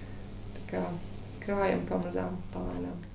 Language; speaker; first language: Latvian; native; Latvian